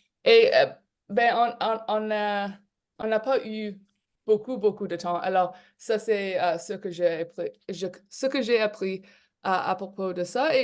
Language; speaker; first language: French; non-native, local second language; English